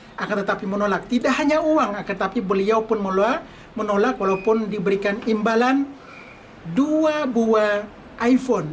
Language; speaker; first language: Indonesian; native; Indonesian